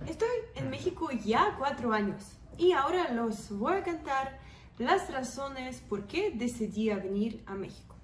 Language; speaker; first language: Spanish; non-native, fluent; Russian